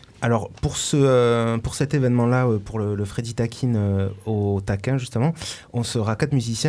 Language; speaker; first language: French; native; French